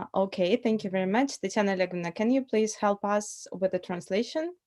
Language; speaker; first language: English; non-native, fluent; Russian